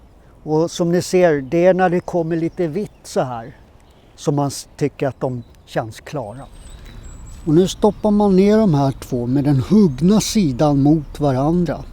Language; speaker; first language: Swedish; native; Swedish